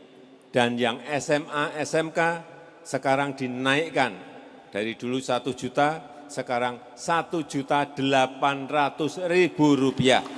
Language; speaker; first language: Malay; non-native, local second language; Javanese